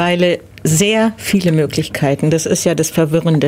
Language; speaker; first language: German; native; German